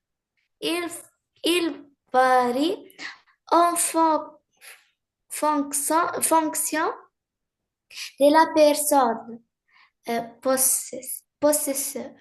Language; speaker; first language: French; non-native, learner; Arabic